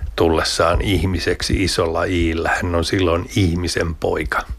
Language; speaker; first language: Finnish; native; Finnish